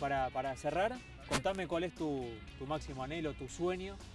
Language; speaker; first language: Spanish; native; Spanish